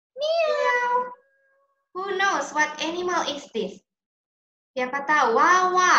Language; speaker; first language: English; non-native, learner; Indonesian